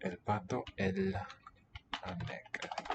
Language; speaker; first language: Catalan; non-native, learner; English